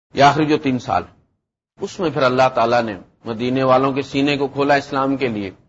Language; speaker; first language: Urdu; non-native, local second language; Punjabi